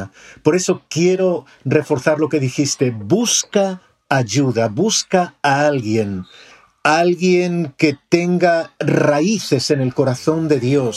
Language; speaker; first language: Spanish; native; Spanish